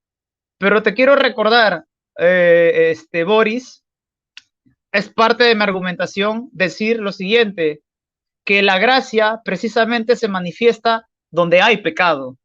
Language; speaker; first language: Spanish; native; Spanish